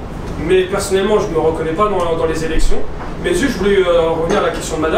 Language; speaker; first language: French; native; French